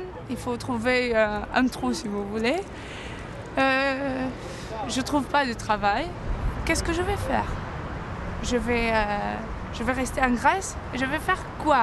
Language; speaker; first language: French; non-native, fluent; Greek